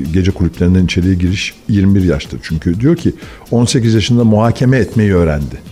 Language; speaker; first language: Turkish; native; Turkish